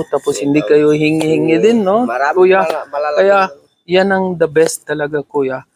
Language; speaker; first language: Filipino; non-native, learner; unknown